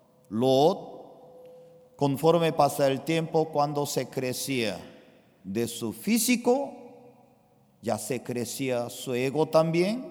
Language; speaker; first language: Spanish; non-native, fluent; Korean